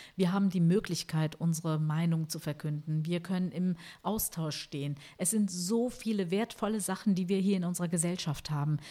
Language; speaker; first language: German; early bilingual, other home language; Turkish